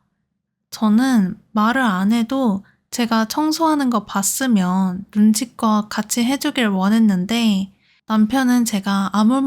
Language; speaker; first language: Korean; native; Korean